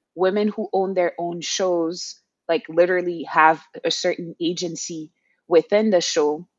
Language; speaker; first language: English; non-native, fluent; Haitian Creole